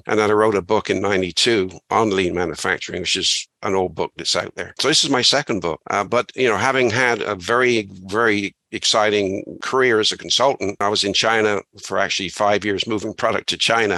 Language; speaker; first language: English; native; English